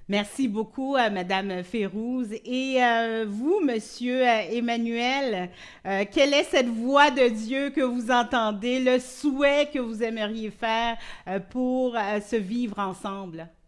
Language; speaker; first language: French; native; French